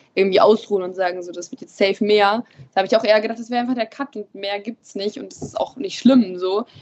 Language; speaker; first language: German; native; German